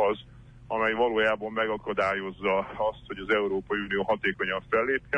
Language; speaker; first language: Hungarian; native; Hungarian